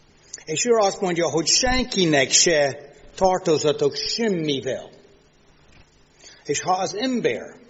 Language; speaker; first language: Hungarian; non-native, fluent; English